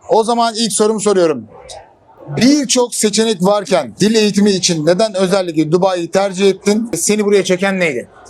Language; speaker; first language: Turkish; native; Turkish